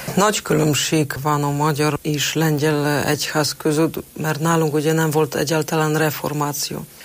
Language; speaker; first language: Hungarian; non-native, fluent; Polish